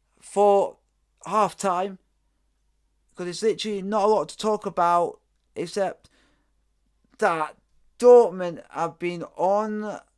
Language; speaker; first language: English; native; English